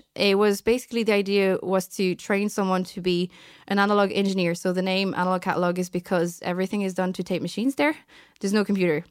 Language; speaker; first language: English; non-native, fluent; French